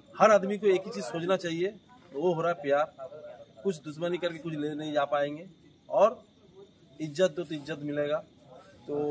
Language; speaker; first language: Hindi; non-native, local second language; Bangla